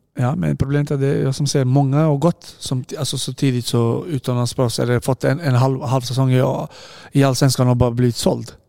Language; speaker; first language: Swedish; non-native, fluent; Serbian